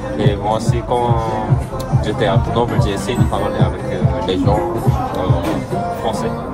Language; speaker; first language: French; non-native, learner; Korean